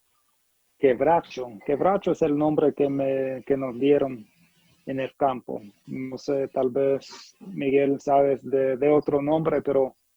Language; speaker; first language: Spanish; non-native, fluent; English